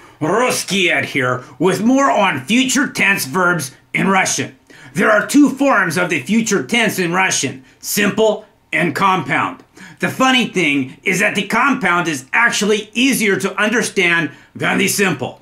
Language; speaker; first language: English; native; English